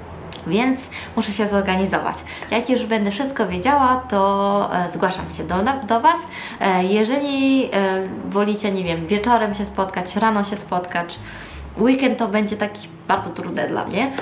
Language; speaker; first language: Polish; early bilingual, heritage; Polish